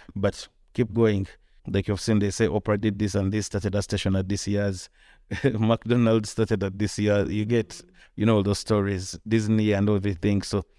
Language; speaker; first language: English; non-native, local second language; Ganda